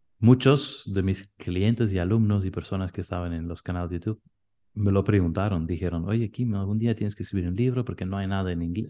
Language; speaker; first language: Spanish; non-native, fluent; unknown